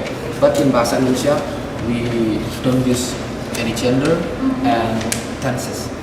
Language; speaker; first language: English; non-native, fluent; Indonesian